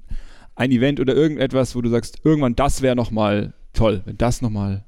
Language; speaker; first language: German; native; German